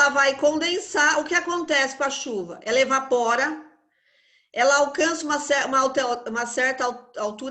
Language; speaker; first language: Portuguese; native; Portuguese